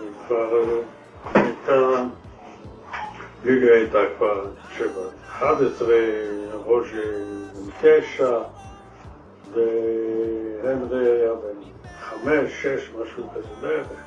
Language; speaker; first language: Hebrew; non-native, fluent; Arabic